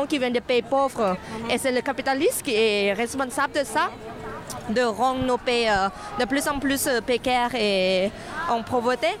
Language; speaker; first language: French; non-native, fluent; Thai